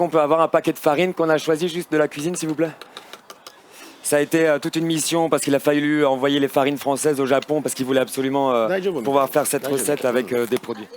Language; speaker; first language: French; native; French